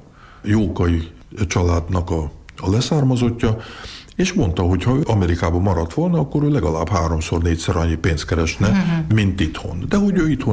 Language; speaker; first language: Hungarian; early bilingual, heritage; Hungarian